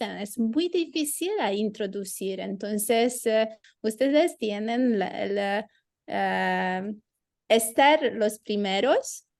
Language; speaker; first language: Spanish; non-native, fluent; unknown